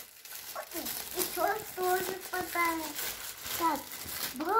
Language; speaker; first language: Russian; early bilingual, heritage; Russian